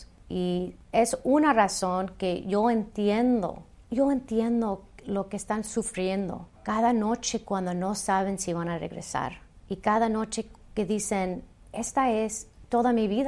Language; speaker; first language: Spanish; early bilingual, heritage; Spanish